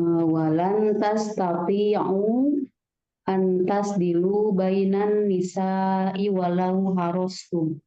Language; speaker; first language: Arabic; non-native, learner; Indonesian